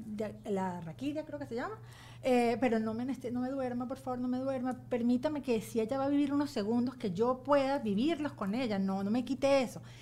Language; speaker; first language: Spanish; native; Spanish